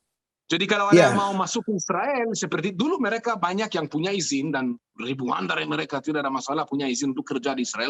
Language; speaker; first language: Indonesian; non-native, fluent; Hebrew